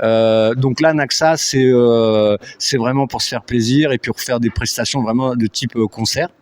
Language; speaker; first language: French; native; French